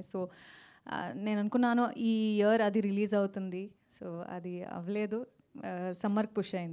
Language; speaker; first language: Telugu; non-native, local second language; Kannada